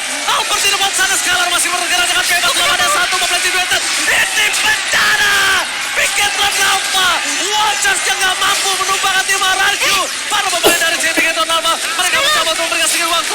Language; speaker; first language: Indonesian; native; Indonesian